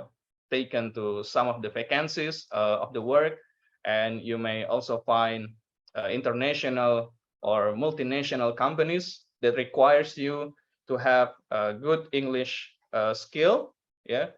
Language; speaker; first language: English; non-native, learner; Indonesian